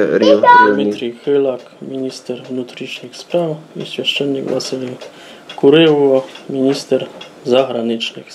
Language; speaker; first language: Polish; non-native, local second language; Rusyn